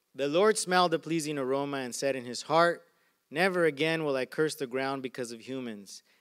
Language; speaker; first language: English; native; English